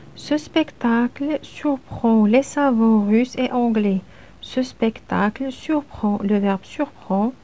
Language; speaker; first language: French; non-native, local second language; Arabic